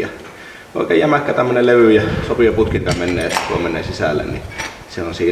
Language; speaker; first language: Finnish; native; Finnish